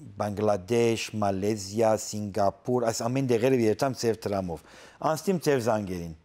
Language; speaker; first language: Armenian; early bilingual, heritage; Armenian